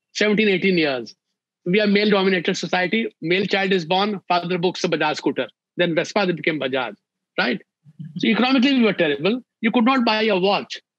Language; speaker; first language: English; non-native, local second language; Hindi